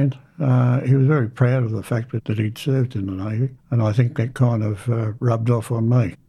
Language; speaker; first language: English; native; English